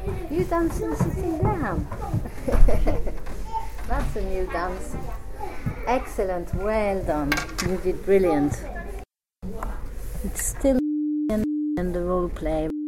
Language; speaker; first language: English; native; English